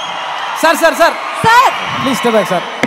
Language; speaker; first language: Tamil; native; Tamil